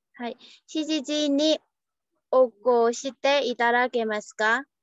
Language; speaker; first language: Japanese; non-native, learner; Burmese